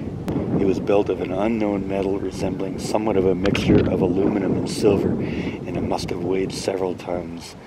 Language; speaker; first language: English; native; English